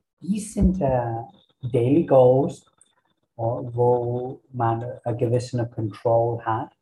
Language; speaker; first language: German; non-native, fluent; English